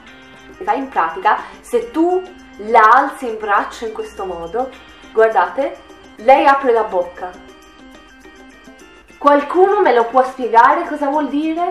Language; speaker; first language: Italian; native; Italian